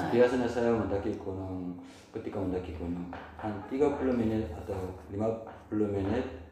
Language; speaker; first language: Indonesian; non-native, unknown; Korean